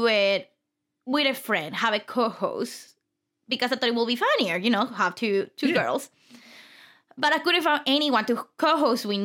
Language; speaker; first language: English; non-native, fluent; Spanish